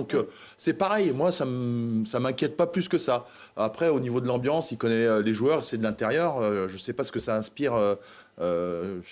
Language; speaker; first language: French; native; French